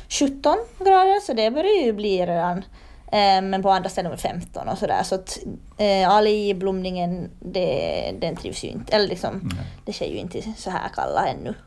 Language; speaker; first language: Swedish; native; Swedish